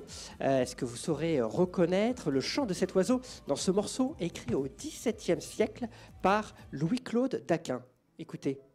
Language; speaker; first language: French; native; French